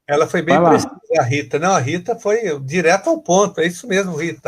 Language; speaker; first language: Portuguese; native; Portuguese